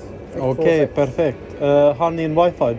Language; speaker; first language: Swedish; non-native, learner; English